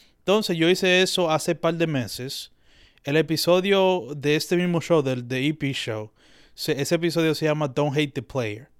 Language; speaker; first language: Spanish; native; Spanish